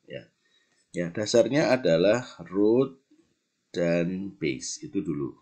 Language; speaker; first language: Indonesian; native; Indonesian